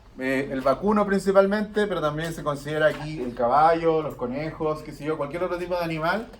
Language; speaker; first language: Spanish; native; Spanish